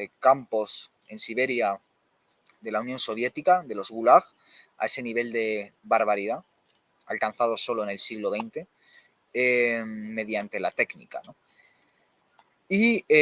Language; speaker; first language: Spanish; native; Spanish